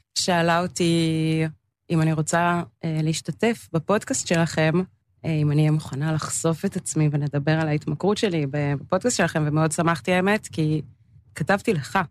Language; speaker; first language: Hebrew; early bilingual, other home language; English